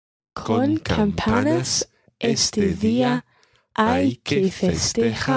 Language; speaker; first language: Spanish; non-native, learner; English